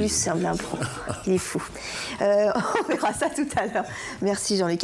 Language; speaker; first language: French; native; French